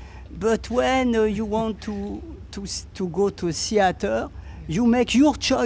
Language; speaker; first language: English; non-native, learner; French